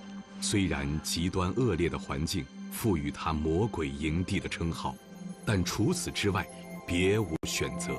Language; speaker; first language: Chinese; native; Chinese